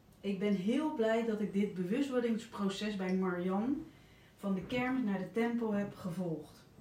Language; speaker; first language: Dutch; native; Dutch